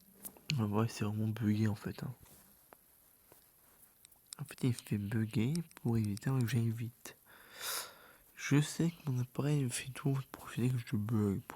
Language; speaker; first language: French; native; French